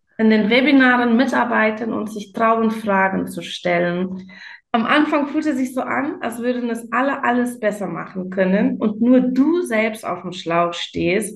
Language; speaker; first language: German; non-native, fluent; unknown